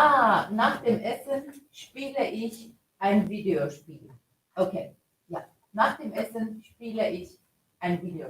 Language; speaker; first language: German; non-native, fluent; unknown